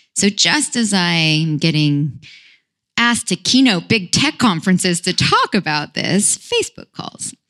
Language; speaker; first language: English; native; English